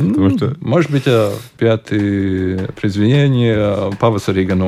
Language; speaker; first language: Russian; non-native, local second language; Latvian